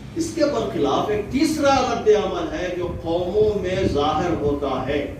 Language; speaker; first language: Urdu; native; Urdu